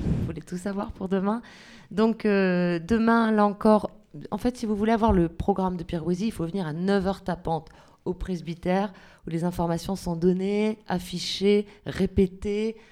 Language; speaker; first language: French; native; French